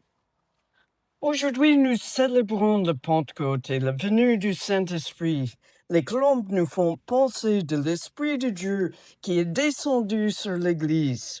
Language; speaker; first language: French; non-native, fluent; English